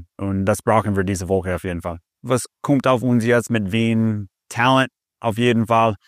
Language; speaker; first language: German; non-native, fluent; English